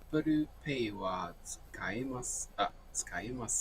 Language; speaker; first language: Japanese; non-native, learner; English